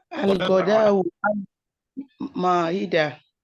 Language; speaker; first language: Arabic; non-native, learner; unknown